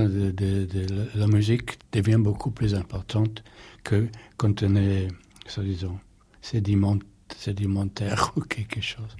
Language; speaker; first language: French; non-native, fluent; German